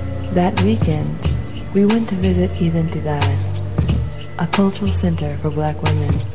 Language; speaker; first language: English; native; English